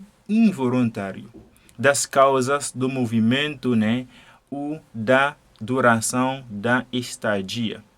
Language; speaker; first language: Portuguese; non-native, fluent; Haitian Creole